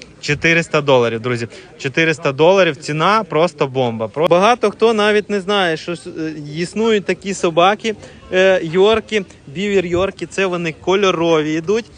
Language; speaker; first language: Ukrainian; non-native, local second language; Russian